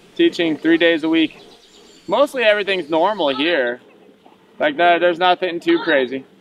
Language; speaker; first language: English; native; English